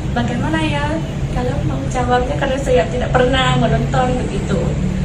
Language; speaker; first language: Indonesian; non-native, learner; Thai